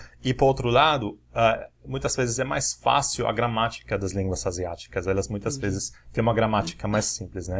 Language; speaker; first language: Portuguese; non-native, fluent; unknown